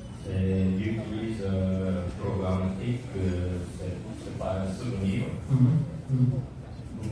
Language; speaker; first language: French; non-native, learner; Japanese